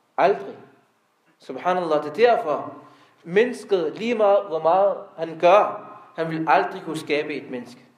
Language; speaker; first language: Danish; early bilingual, other home language; Arabic